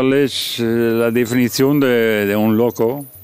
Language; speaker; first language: Spanish; non-native, fluent; Dutch